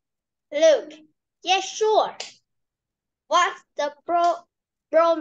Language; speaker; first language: English; non-native, learner; Vietnamese